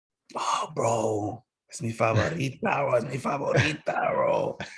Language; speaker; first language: Spanish; non-native, fluent; English